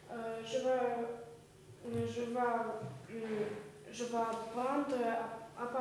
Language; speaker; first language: French; non-native, learner; Russian